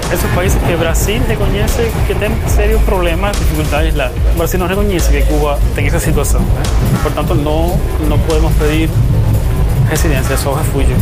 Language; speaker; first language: Portuguese; non-native, fluent; Spanish